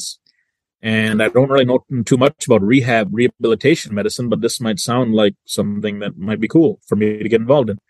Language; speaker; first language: English; native; English